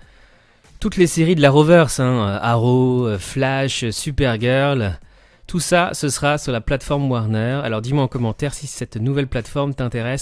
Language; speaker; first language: French; native; French